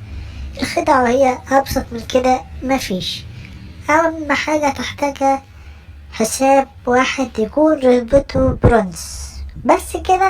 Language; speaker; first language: Arabic; native; Arabic